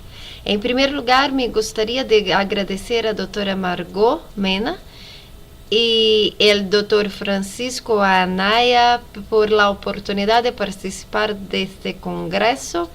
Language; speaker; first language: Spanish; non-native, fluent; Portuguese